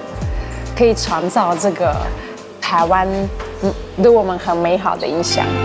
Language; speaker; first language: Chinese; non-native, fluent; Russian